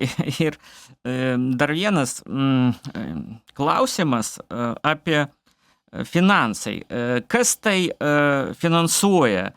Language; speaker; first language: Lithuanian; non-native, learner; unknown